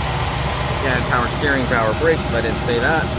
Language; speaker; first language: English; native; English